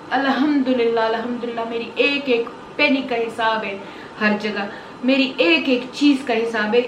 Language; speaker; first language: Urdu; non-native, local second language; Pashto